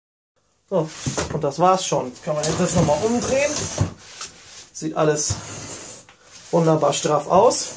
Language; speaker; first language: German; native; German